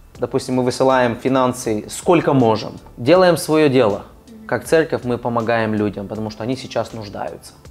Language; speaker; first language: Russian; early bilingual, other home language; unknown